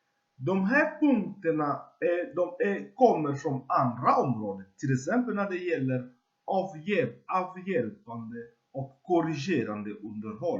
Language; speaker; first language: Swedish; non-native, fluent; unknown